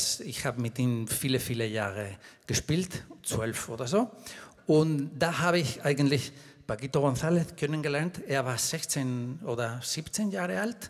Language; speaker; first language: German; non-native, fluent; Spanish